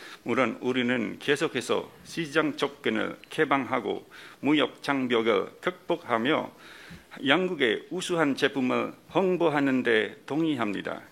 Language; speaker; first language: Korean; non-native, fluent; Indonesian